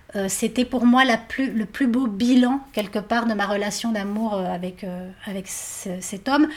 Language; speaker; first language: French; non-native, fluent; Spanish